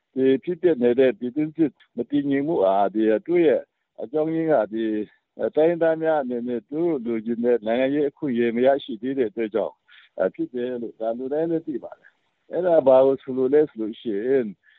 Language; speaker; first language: Burmese; non-native, local second language; Kachin